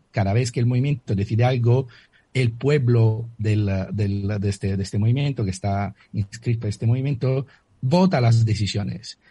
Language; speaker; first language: Spanish; non-native, fluent; Italian